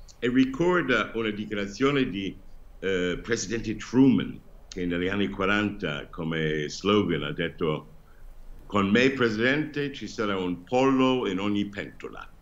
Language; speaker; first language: Italian; non-native, fluent; English